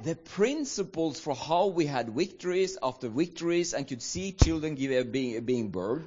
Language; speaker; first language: English; non-native, fluent; Swedish